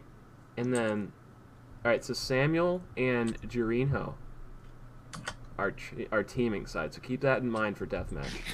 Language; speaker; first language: English; native; English